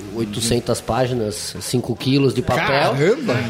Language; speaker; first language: Portuguese; non-native, fluent; French